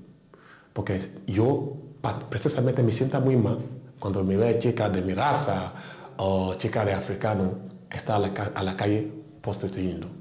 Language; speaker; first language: Spanish; non-native, learner; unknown